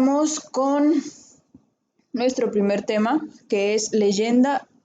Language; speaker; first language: Spanish; native; Spanish